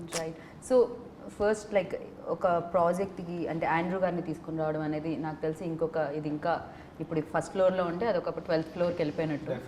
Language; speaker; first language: Telugu; native; Telugu